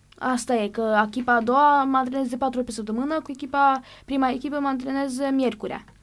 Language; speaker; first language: Romanian; early bilingual, heritage; Romanian